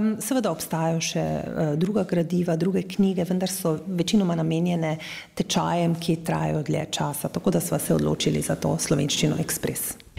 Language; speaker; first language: Slovenian; native; Slovenian